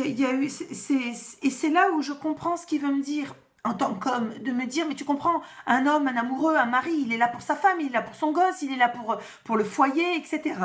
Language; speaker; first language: French; native; French